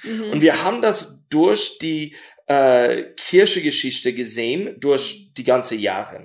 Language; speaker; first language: German; non-native, learner; English